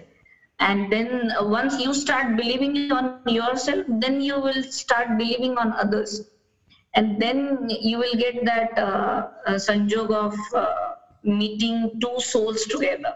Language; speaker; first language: English; non-native, local second language; Marathi